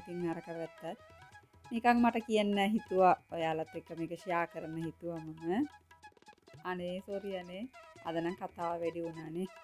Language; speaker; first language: Sinhala; non-native, local second language; Tamil